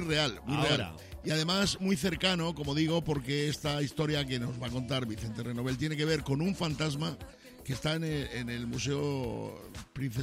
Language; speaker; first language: Spanish; native; Spanish